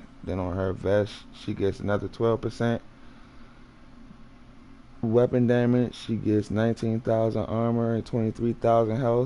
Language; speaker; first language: English; native; English